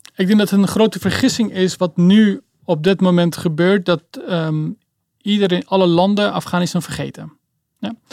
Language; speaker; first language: Dutch; early bilingual, other home language; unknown